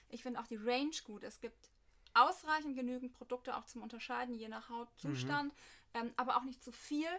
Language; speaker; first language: German; native; German